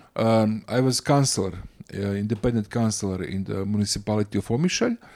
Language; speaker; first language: English; non-native, fluent; Croatian